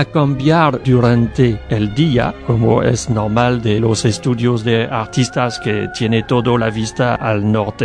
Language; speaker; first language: Spanish; non-native, learner; French